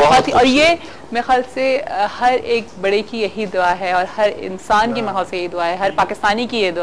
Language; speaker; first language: Urdu; native; Urdu